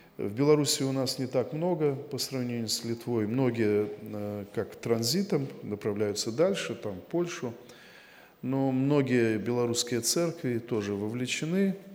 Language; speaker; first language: Russian; native; Russian